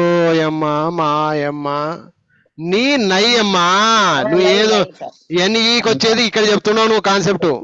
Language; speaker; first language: Telugu; native; Telugu